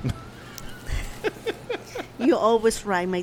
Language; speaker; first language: English; non-native, fluent; Spanish